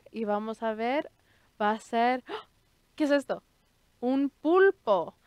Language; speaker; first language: Spanish; early bilingual, heritage; Spanish